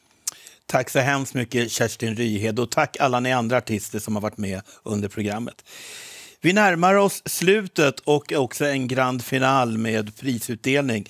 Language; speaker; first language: Swedish; native; Swedish